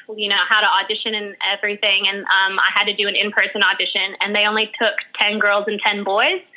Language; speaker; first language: English; early bilingual, other home language; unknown